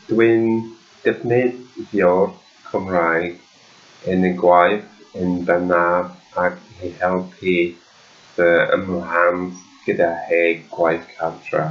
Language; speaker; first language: Welsh; non-native, learner; French